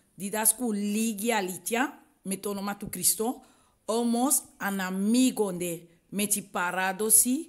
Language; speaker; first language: Greek; non-native, learner; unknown